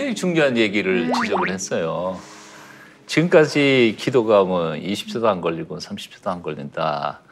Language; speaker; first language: Korean; native; Korean